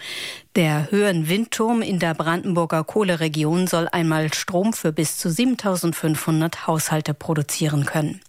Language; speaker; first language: German; native; German